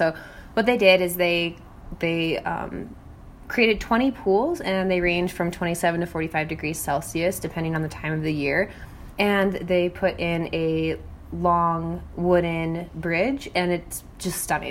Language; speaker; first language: English; native; English